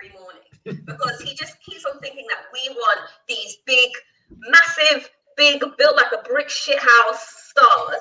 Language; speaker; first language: English; native; English